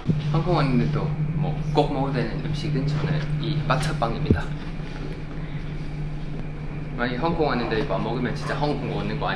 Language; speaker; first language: Korean; non-native, learner; Chinese